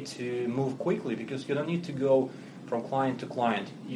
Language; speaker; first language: English; non-native, fluent; Russian